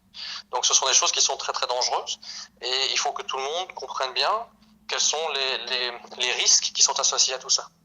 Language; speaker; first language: French; native; French